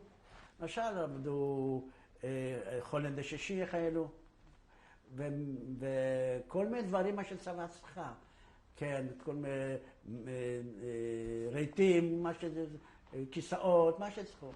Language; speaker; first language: Hebrew; non-native, fluent; Yiddish